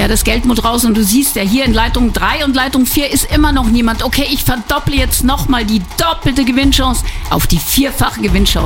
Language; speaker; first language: German; native; German